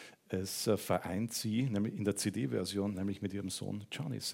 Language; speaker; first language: German; native; German